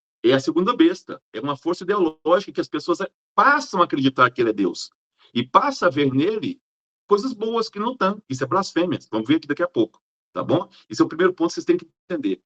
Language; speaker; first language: Portuguese; native; Portuguese